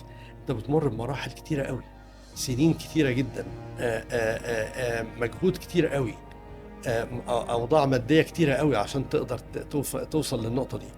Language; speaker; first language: Arabic; native; Arabic